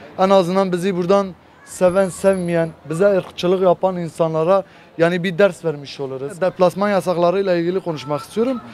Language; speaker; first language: Turkish; non-native, local second language; Kurdish